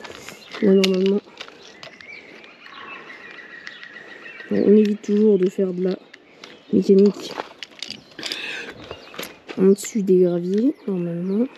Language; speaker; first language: French; native; French